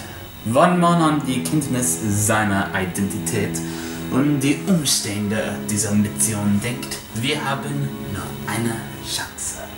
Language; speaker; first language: German; non-native, learner; English